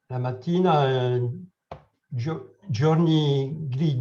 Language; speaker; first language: Italian; non-native, learner; French